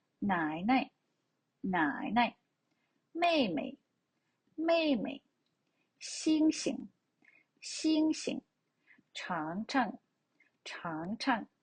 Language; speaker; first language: Chinese; non-native, fluent; Ukrainian